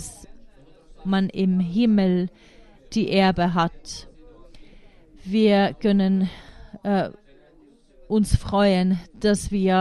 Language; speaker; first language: German; non-native, fluent; Finnish